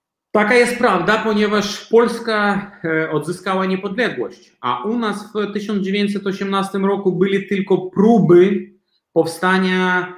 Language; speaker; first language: Polish; non-native, fluent; Belarusian